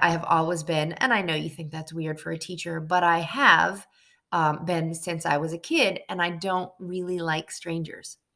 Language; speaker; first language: English; native; English